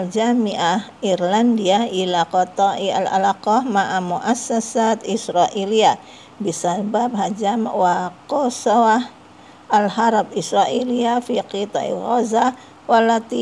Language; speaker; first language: Arabic; non-native, fluent; Indonesian